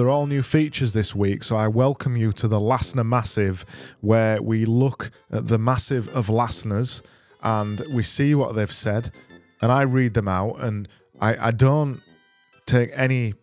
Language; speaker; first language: English; native; English